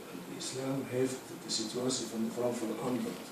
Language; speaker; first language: Dutch; non-native, fluent; Arabic